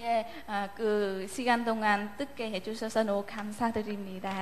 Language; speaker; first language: Korean; non-native, learner; Vietnamese